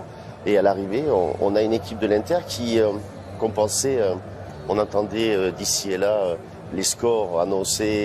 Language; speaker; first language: French; native; French